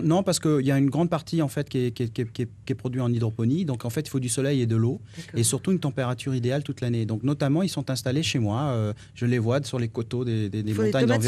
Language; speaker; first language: French; native; French